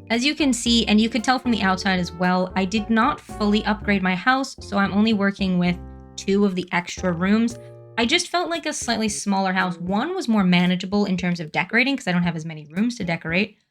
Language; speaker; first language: English; native; English